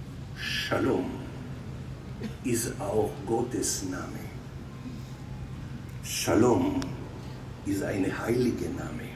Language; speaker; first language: German; non-native, fluent; Hebrew